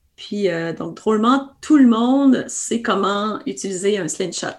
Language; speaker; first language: French; native; French